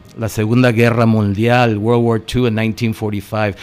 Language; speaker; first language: English; early bilingual, other home language; Spanish